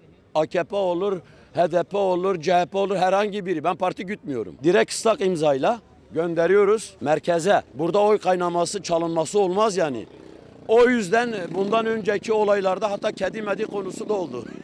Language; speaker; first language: Turkish; native; Turkish